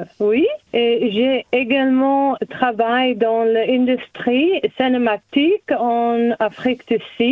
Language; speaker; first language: French; non-native, learner; German